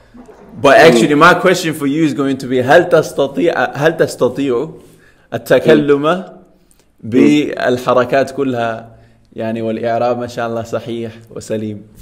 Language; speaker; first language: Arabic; non-native, fluent; English